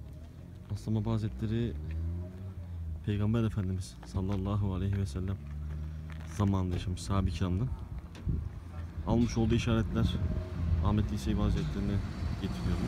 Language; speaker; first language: Turkish; native; Turkish